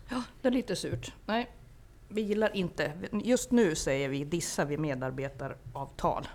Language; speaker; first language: Swedish; native; Swedish